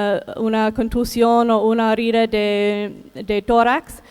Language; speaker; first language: Spanish; non-native, fluent; English